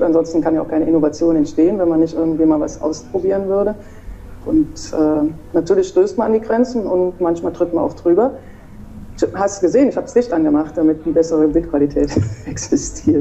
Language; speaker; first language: German; native; German